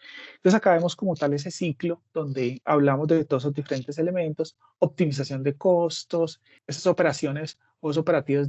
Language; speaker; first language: Spanish; native; Spanish